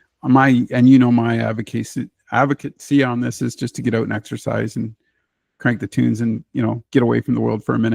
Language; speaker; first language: English; native; English